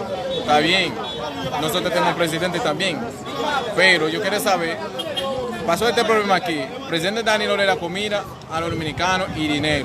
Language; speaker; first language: Spanish; non-native, fluent; Haitian Creole